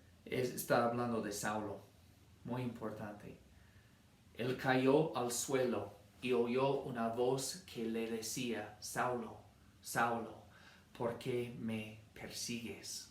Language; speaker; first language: Spanish; non-native, fluent; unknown